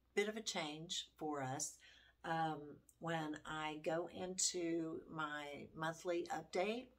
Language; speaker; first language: English; native; English